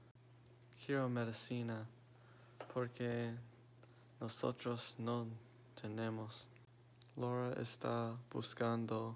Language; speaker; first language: Spanish; non-native, learner; English